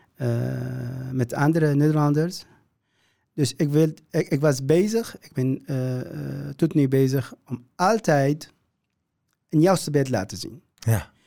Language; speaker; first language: Dutch; non-native, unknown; Kurdish